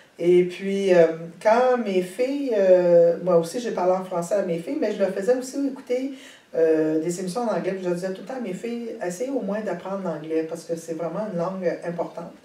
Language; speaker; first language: French; native; French